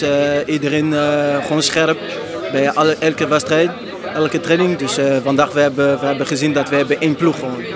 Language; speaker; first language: Dutch; non-native, fluent; French